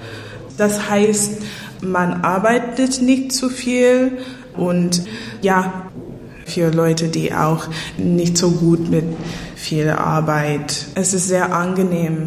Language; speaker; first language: German; non-native, learner; English